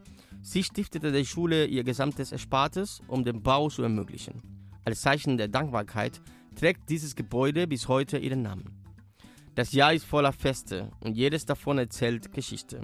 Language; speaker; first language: German; native; German